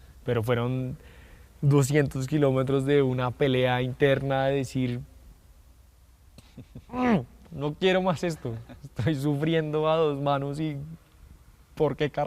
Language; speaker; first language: Spanish; native; Spanish